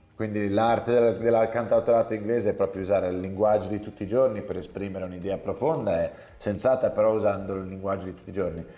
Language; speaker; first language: Italian; early bilingual, heritage; English